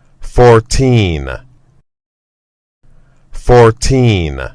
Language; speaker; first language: English; non-native, learner; Lao